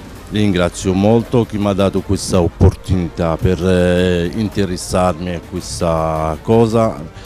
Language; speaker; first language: Italian; non-native, fluent; Arabic